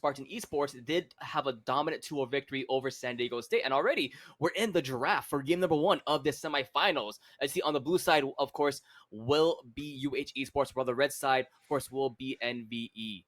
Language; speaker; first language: English; native; English